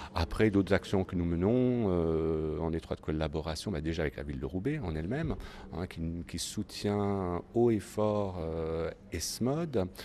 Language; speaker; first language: French; native; French